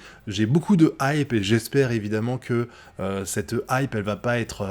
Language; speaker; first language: French; native; French